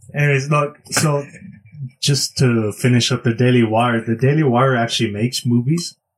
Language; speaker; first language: English; early bilingual, other home language; Spanish